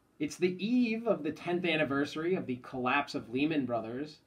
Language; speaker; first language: English; native; English